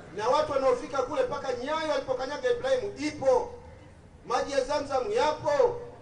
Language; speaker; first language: Swahili; native; Swahili